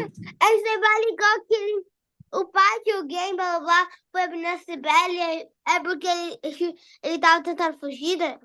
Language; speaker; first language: Portuguese; early bilingual, heritage; Portuguese